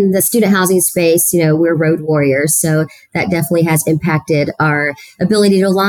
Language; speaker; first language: English; early bilingual, other home language; Spanish